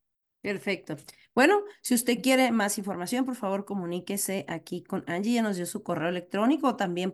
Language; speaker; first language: Spanish; native; Spanish